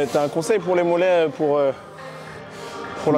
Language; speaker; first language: French; native; French